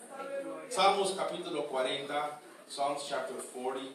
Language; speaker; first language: Spanish; early bilingual, heritage; Spanish